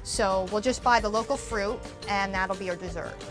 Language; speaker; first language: English; native; English